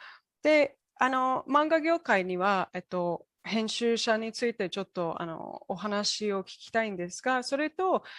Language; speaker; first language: Japanese; non-native, fluent; English